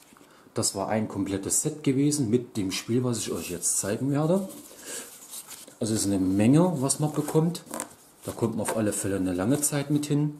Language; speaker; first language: German; native; German